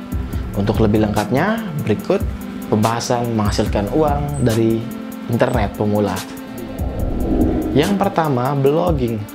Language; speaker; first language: Indonesian; native; Indonesian